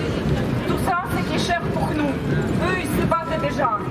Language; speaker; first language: French; non-native, fluent; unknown